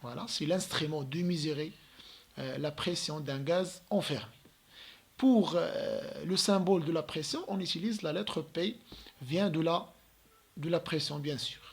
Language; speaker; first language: French; non-native, local second language; Arabic